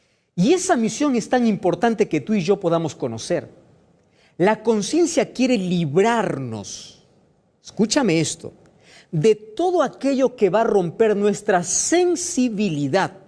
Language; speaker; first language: Spanish; native; Spanish